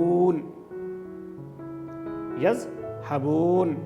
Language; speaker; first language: Arabic; non-native, fluent; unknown